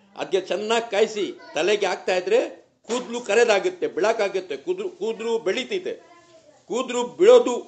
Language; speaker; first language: Kannada; non-native, local second language; Urdu